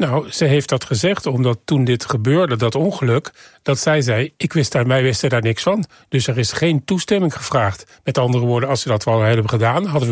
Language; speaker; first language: Dutch; native; Dutch